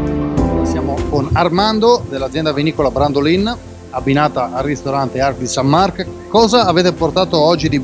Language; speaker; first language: Italian; native; Italian